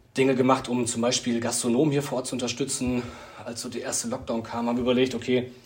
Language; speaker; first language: German; native; German